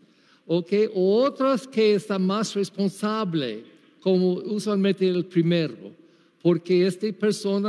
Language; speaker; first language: Spanish; non-native, learner; English